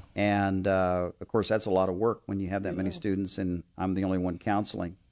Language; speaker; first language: English; native; English